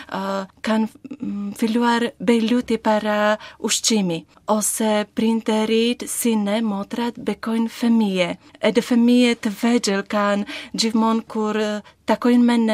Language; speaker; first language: Albanian; non-native, learner; Slovak